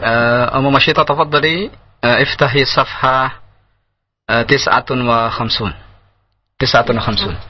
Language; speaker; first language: Arabic; non-native, fluent; Indonesian